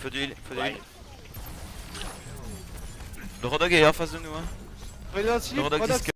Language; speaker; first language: French; native; French